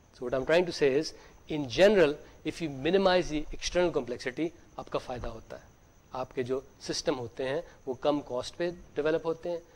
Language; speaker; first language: Urdu; native; Urdu